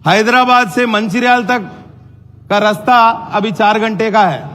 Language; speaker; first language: Hindi; non-native, local second language; Telugu